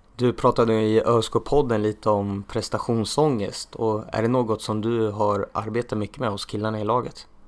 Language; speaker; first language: Swedish; native; Swedish